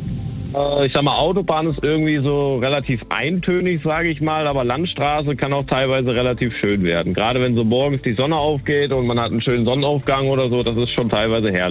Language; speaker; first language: German; native; German